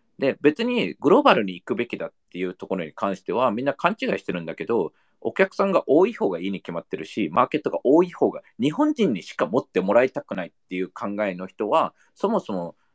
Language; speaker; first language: Japanese; non-native, fluent; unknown